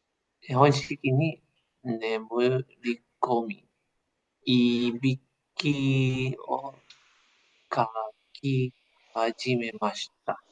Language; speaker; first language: Japanese; non-native, learner; English